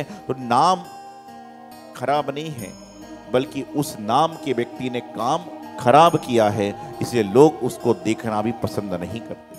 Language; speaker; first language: Hindi; native; Hindi